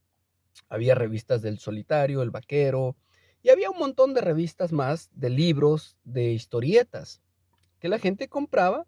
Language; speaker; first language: Spanish; native; Spanish